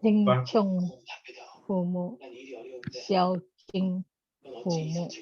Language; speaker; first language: Chinese; non-native, learner; Indonesian